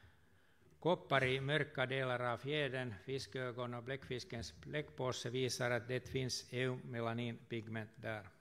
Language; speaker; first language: Swedish; non-native, fluent; Finnish